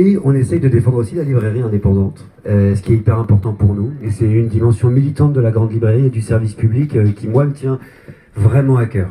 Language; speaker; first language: French; native; French